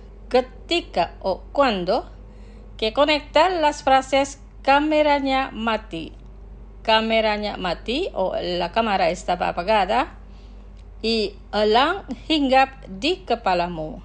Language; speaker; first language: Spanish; non-native, fluent; Indonesian